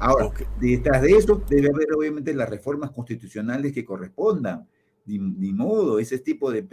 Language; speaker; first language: Spanish; native; Spanish